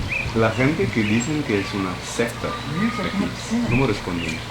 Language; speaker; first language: Spanish; non-native, fluent; French